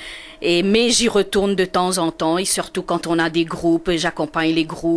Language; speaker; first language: French; non-native, local second language; Morisyen